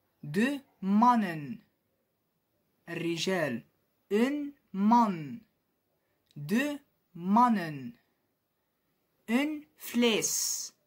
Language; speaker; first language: Dutch; non-native, fluent; Arabic